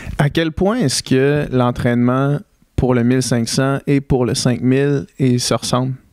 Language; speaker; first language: French; native; French